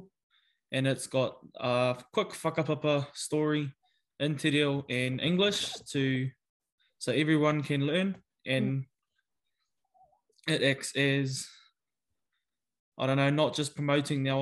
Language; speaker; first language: English; native; English